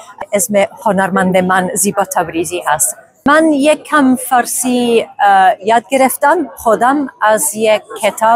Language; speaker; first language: Persian; non-native, learner; English